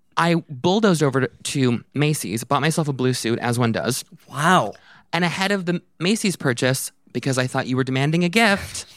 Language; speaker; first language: English; native; English